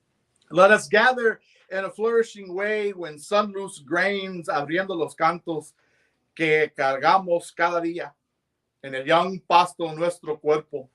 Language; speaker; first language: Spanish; early bilingual, heritage; English